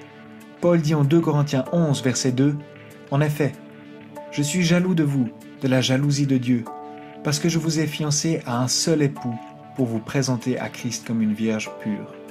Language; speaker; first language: French; native; French